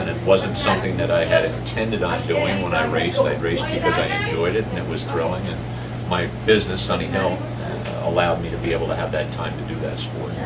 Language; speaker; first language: English; native; English